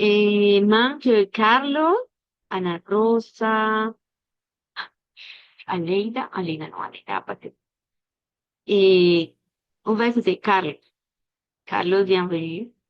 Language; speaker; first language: French; non-native, fluent; Spanish